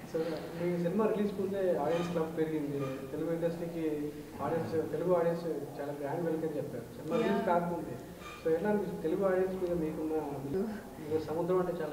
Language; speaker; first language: Telugu; native; Telugu